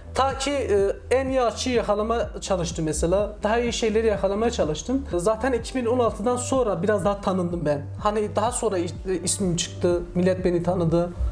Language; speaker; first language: Turkish; native; Turkish